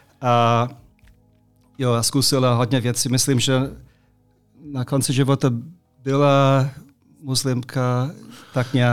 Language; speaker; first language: Czech; non-native, fluent; English